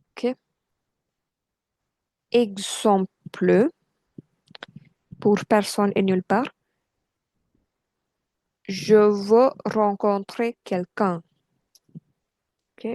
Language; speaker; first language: French; non-native, fluent; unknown